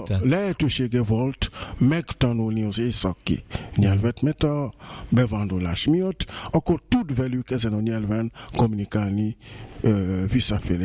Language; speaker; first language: Hungarian; non-native, fluent; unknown